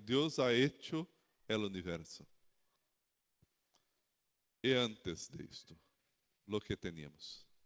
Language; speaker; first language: Spanish; non-native, learner; Portuguese